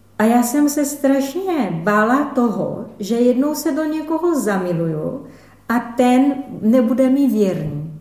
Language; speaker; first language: Czech; non-native, fluent; Portuguese